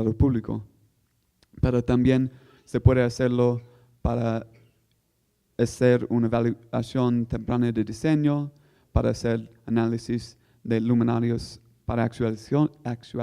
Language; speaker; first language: Spanish; non-native, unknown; English